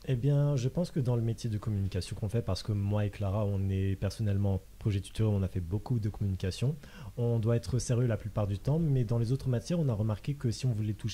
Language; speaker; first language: French; native; French